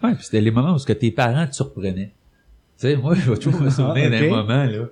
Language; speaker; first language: French; native; French